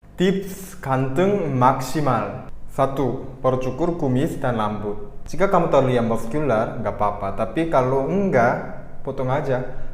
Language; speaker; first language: Indonesian; early bilingual, other home language; Korean